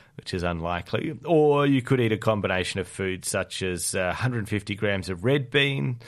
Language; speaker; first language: English; native; English